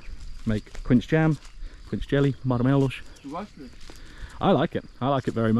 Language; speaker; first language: English; native; English